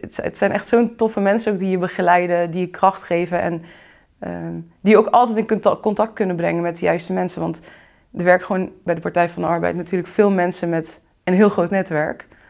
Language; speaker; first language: Dutch; early bilingual, other home language; Arabic